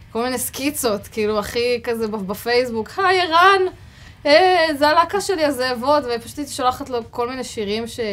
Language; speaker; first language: Hebrew; native; Hebrew